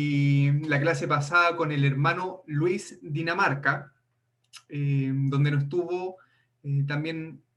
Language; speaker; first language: Spanish; native; Spanish